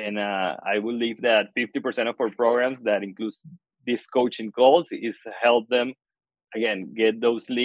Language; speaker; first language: English; non-native, fluent; Spanish